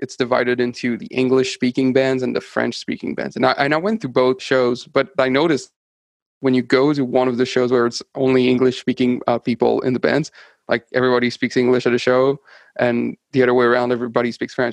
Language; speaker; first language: English; non-native, fluent; French